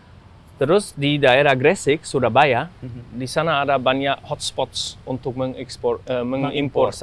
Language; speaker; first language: Indonesian; non-native, fluent; German